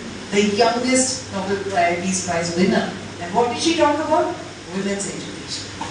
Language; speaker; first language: English; non-native, local second language; Tamil